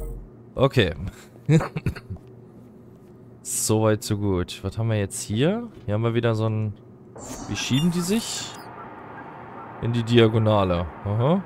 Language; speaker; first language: German; native; German